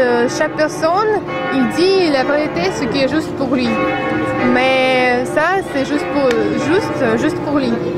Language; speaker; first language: French; non-native, fluent; Russian